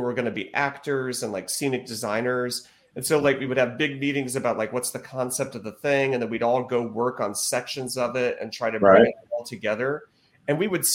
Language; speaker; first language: English; native; English